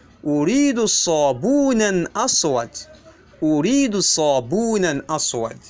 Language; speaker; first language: Arabic; non-native, fluent; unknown